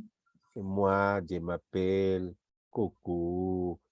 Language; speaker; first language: French; non-native, learner; Spanish